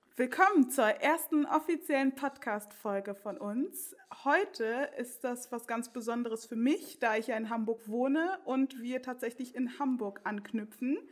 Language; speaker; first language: German; native; German